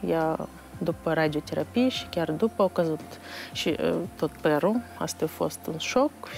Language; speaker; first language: Romanian; non-native, local second language; Russian